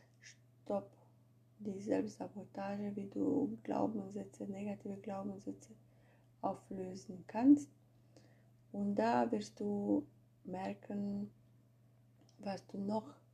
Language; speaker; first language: German; non-native, fluent; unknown